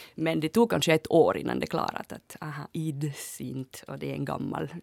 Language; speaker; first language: Swedish; non-native, fluent; French